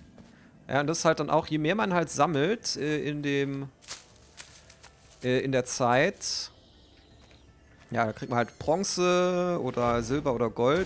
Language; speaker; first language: German; native; German